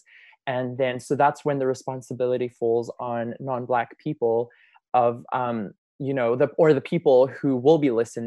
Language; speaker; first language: English; native; English